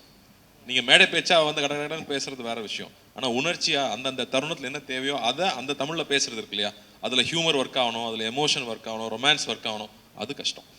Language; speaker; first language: Tamil; native; Tamil